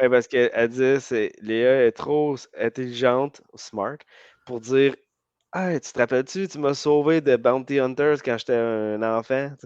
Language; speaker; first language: French; native; French